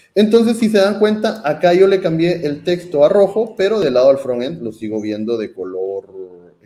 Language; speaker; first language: Spanish; native; Spanish